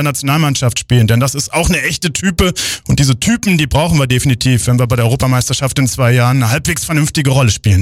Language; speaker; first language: German; native; German